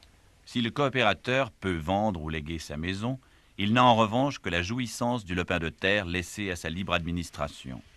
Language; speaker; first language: French; native; French